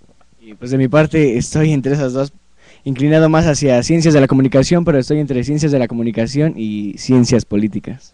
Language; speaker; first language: Spanish; native; Spanish